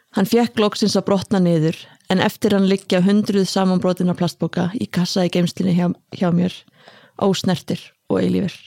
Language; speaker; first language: Icelandic; native; Icelandic